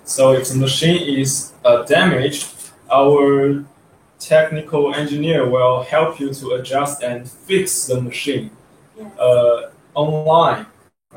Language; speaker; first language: English; non-native, learner; Chinese